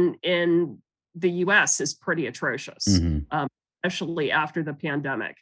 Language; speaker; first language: English; native; English